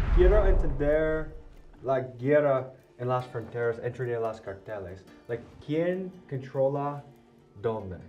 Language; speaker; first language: Spanish; non-native, learner; English